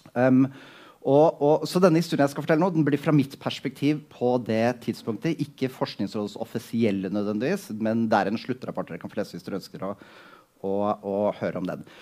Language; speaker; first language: Norwegian; native; Norwegian